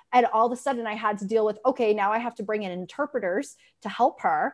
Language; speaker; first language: English; native; English